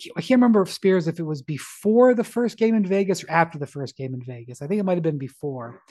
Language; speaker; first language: English; native; English